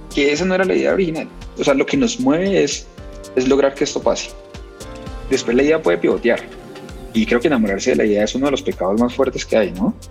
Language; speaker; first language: Spanish; native; Spanish